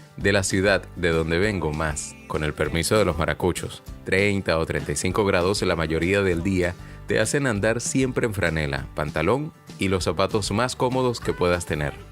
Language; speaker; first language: Spanish; native; Spanish